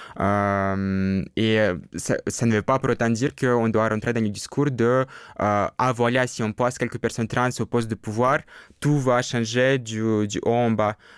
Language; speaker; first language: French; non-native, fluent; Russian